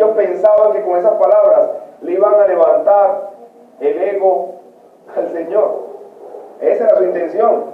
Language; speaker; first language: Spanish; native; Spanish